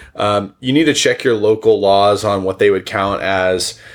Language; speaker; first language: English; native; English